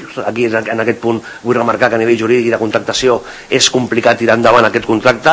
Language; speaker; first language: Catalan; native; Catalan